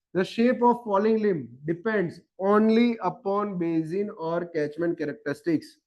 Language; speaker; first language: English; non-native, local second language; Gujarati